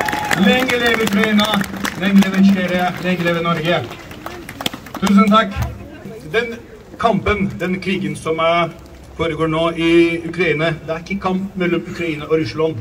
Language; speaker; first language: Norwegian; non-native, fluent; Chechen